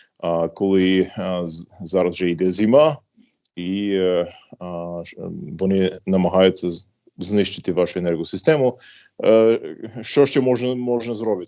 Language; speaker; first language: Ukrainian; non-native, fluent; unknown